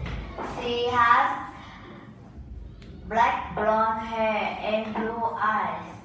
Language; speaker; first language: English; non-native, learner; Vietnamese